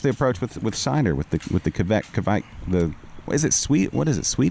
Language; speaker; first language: English; native; English